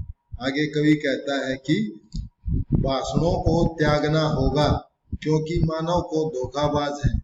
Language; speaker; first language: Hindi; native; Hindi